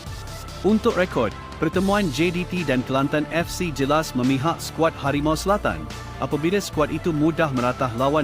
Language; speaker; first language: Malay; native; Malay